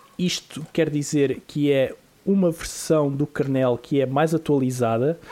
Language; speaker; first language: Portuguese; native; Portuguese